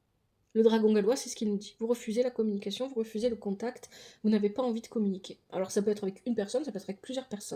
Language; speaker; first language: French; native; French